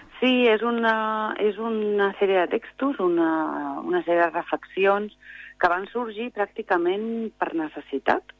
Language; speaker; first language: Catalan; native; Catalan